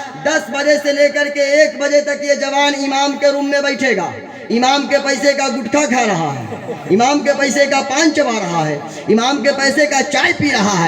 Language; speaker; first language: Hindi; native; Hindi